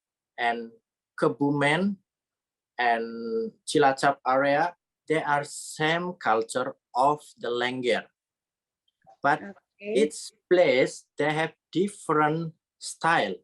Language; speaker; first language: English; non-native, learner; Indonesian